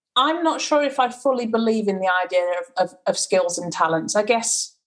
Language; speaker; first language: English; native; English